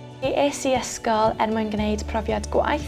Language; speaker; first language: Welsh; non-native, local second language; English